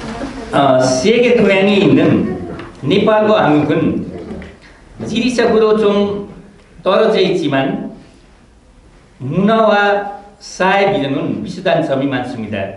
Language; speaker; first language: Korean; non-native, fluent; Nepali